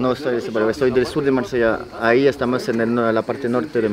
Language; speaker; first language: Spanish; non-native, learner; French